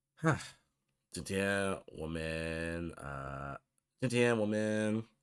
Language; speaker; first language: Chinese; non-native, learner; English